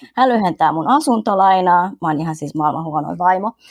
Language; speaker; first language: Finnish; early bilingual, other home language; Vietnamese